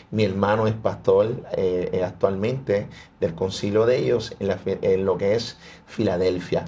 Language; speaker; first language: Spanish; early bilingual, heritage; Spanish